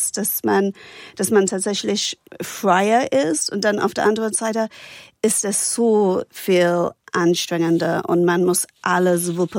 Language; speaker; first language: German; non-native, fluent; English